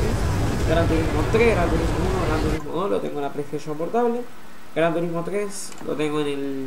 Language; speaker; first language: Spanish; native; Spanish